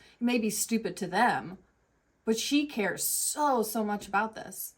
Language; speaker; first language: English; native; English